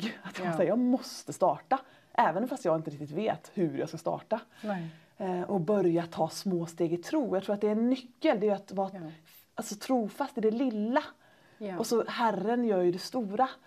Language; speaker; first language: Swedish; native; Swedish